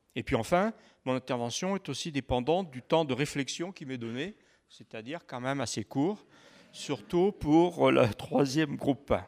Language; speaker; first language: French; native; French